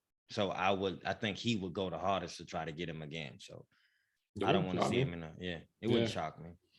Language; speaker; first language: English; native; English